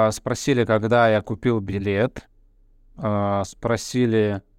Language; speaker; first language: Russian; early bilingual, other home language; Bulgarian